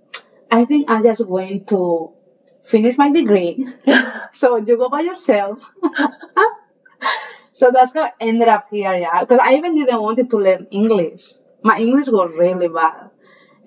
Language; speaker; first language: English; non-native, fluent; Spanish